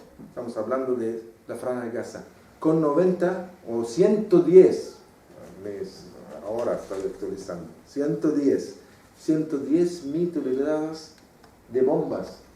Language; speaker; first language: Spanish; non-native, fluent; Arabic